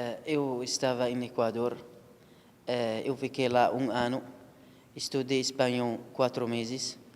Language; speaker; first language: Portuguese; non-native, learner; Arabic